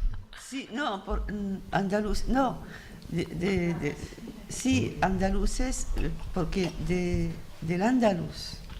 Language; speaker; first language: Spanish; non-native, fluent; Arabic